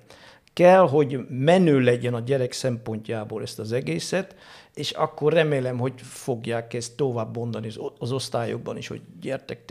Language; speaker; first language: Hungarian; non-native, fluent; Dutch